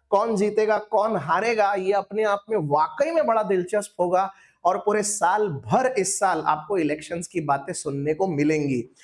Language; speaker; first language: Hindi; non-native, local second language; Marathi